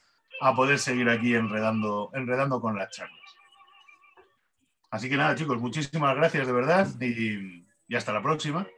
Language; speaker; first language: Spanish; native; Spanish